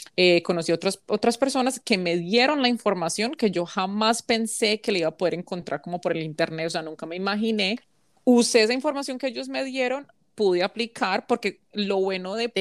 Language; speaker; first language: Spanish; early bilingual, heritage; Spanish